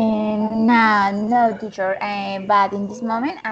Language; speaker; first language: English; non-native, learner; Spanish